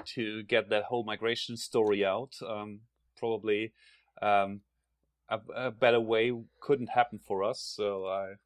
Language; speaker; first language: English; non-native, fluent; German